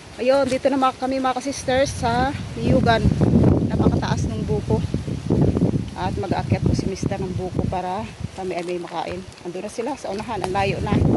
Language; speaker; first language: Filipino; non-native, local second language; Cebuano